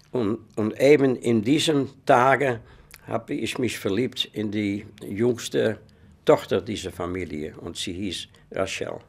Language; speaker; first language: German; non-native, fluent; Dutch